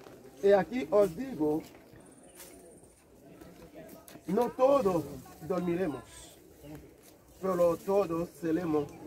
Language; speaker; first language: Spanish; non-native, learner; Haitian Creole